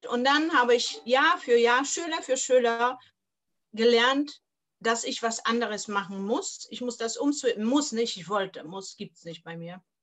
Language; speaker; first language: German; non-native, fluent; Polish